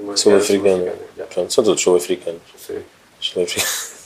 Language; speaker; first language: Portuguese; native; Portuguese